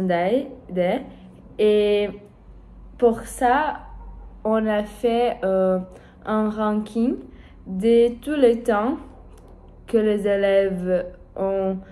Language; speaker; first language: French; non-native, learner; Portuguese